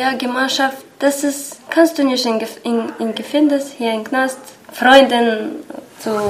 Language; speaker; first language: German; non-native, learner; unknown